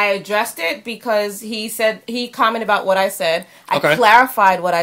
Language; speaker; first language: English; native; English